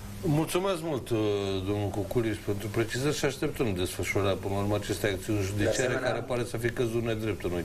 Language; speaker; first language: Romanian; native; Romanian